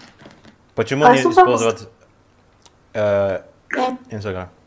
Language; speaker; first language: Russian; non-native, learner; Indonesian